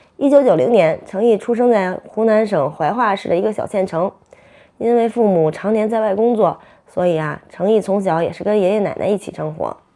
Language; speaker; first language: Chinese; native; Chinese